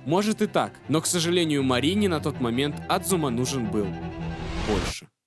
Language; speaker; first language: Russian; native; Russian